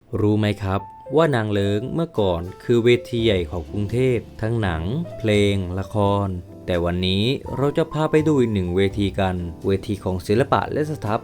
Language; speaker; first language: Thai; native; Thai